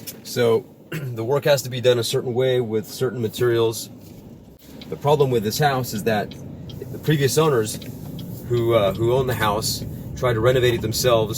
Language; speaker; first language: English; native; English